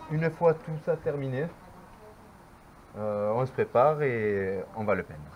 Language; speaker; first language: French; native; French